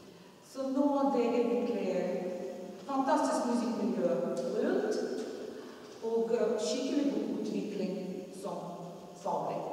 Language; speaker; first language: Norwegian; non-native, learner; Russian